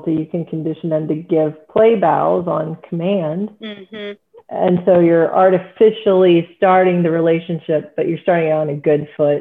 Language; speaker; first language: English; native; English